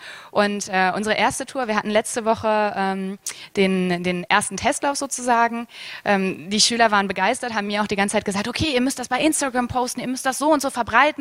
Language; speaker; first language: German; native; German